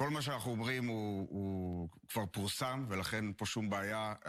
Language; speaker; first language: Hebrew; native; Hebrew